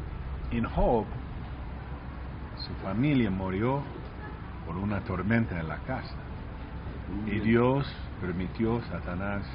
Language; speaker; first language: Spanish; early bilingual, heritage; Spanish